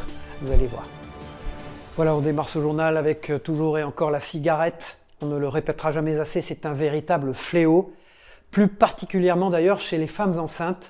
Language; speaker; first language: French; native; French